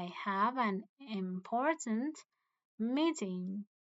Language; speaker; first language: English; non-native, fluent; Persian